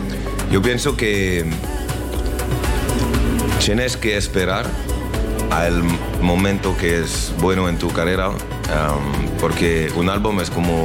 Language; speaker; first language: Spanish; non-native, learner; French